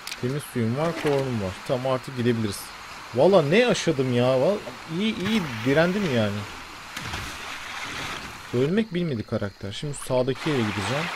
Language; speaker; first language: Turkish; native; Turkish